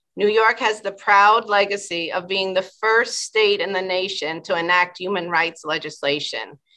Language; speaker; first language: English; native; English